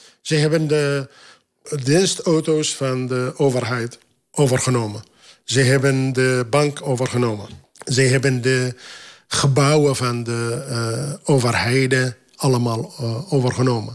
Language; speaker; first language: Dutch; non-native, fluent; Arabic